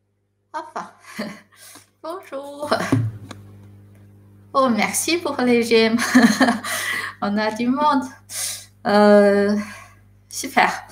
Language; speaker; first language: French; non-native, fluent; Chinese